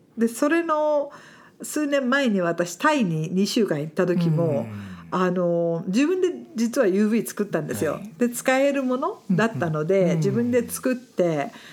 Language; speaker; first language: Japanese; non-native, fluent; English